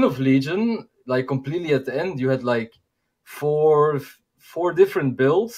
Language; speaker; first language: English; non-native, fluent; Dutch